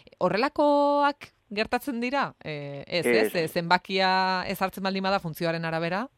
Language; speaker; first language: Basque; native; Basque